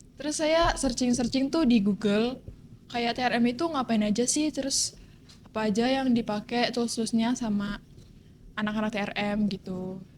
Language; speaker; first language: Indonesian; native; Indonesian